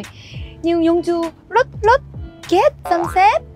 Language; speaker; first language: Vietnamese; non-native, learner; Korean